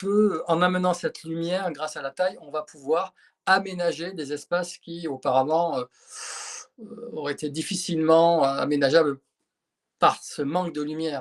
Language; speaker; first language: French; native; French